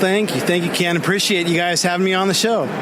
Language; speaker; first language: English; native; English